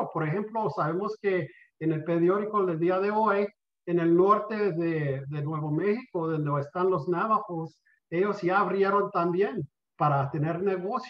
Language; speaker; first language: Spanish; early bilingual, heritage; Spanish